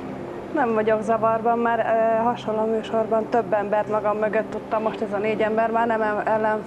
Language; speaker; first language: Hungarian; native; Hungarian